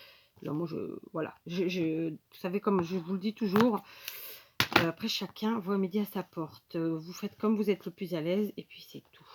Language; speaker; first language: French; native; French